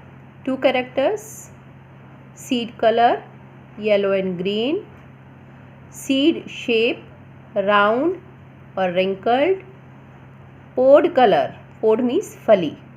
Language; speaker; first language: English; non-native, local second language; Gujarati